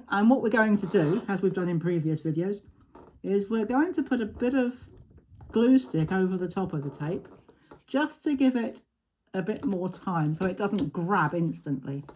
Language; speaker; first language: English; native; English